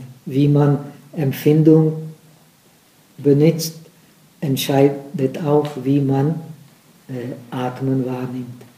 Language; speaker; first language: German; non-native, fluent; Czech